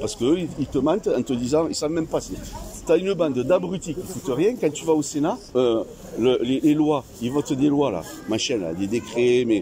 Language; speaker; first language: French; native; French